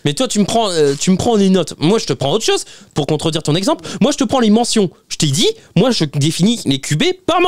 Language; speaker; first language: French; native; French